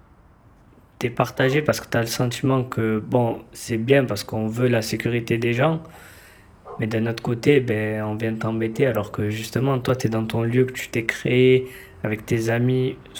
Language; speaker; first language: French; native; French